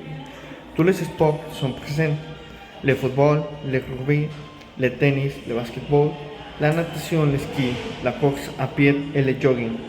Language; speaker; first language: French; non-native, learner; Spanish